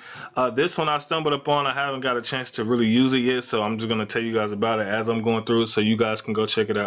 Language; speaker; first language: English; native; English